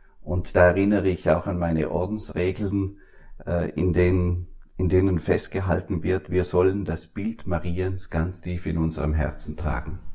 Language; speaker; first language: German; native; German